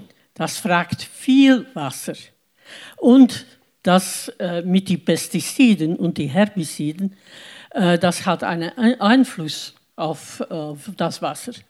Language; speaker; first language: German; non-native, learner; Dutch